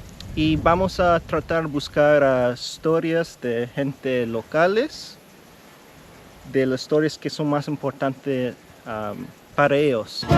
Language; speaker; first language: Spanish; early bilingual, heritage; English